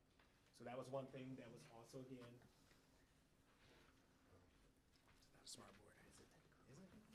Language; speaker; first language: English; native; English